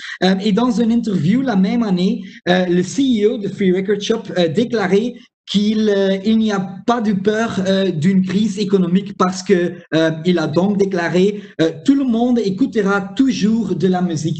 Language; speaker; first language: French; non-native, local second language; Dutch